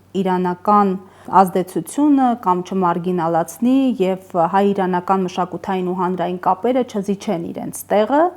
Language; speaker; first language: Armenian; native; Armenian